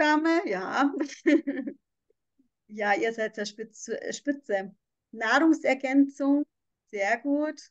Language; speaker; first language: German; native; German